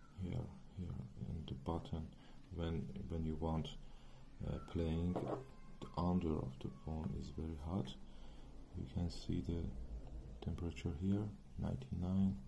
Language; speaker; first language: English; non-native, learner; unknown